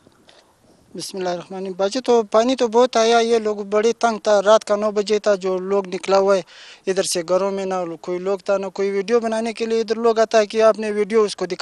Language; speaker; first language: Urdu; non-native, local second language; Pashto